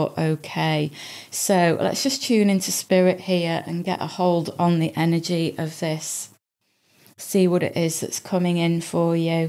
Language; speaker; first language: English; native; English